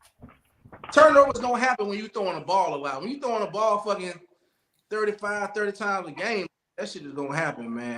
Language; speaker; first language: English; native; English